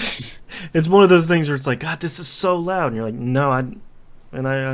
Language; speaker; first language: English; native; English